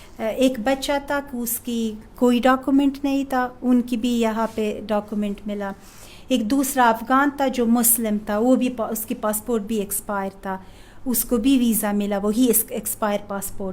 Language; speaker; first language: Hindi; non-native, fluent; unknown